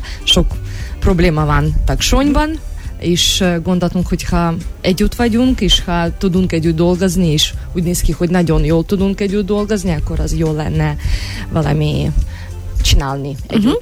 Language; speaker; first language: Hungarian; non-native, learner; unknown